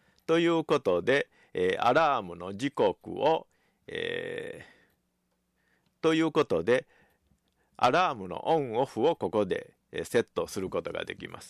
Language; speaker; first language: Japanese; native; Japanese